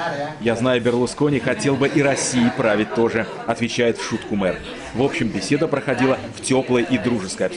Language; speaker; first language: Russian; native; Russian